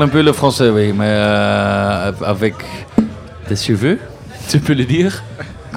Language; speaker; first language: French; non-native, local second language; Dutch